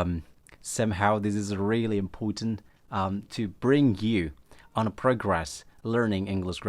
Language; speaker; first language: English; non-native, fluent; Indonesian